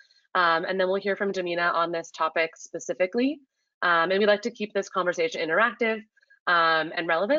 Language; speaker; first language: English; native; English